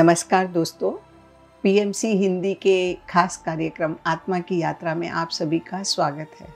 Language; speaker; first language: Hindi; native; Hindi